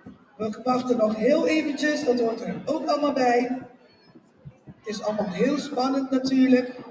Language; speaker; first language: Dutch; non-native, local second language; Papiamento